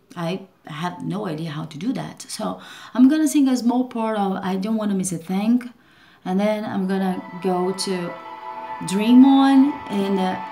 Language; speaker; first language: English; non-native, learner; Portuguese